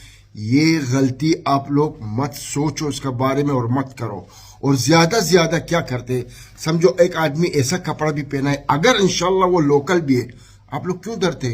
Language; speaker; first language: Hindi; non-native, fluent; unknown